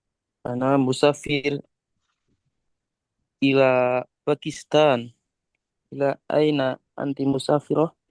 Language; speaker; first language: Arabic; non-native, learner; Indonesian